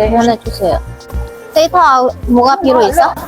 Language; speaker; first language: Korean; non-native, learner; Vietnamese